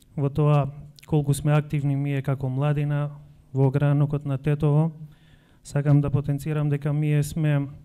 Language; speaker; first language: Macedonian; non-native, local second language; Albanian